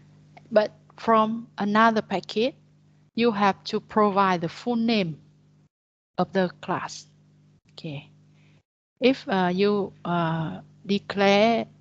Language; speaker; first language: English; non-native, learner; Vietnamese